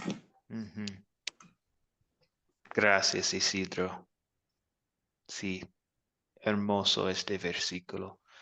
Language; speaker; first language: Spanish; non-native, fluent; English